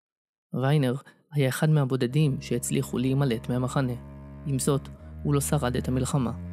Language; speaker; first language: Hebrew; native; Hebrew